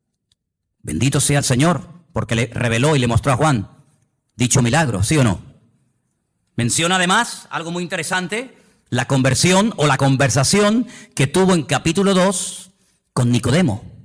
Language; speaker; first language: Spanish; native; Spanish